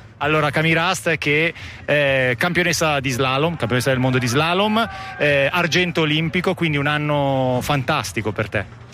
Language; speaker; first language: Italian; native; Italian